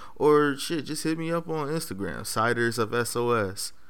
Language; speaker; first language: English; native; English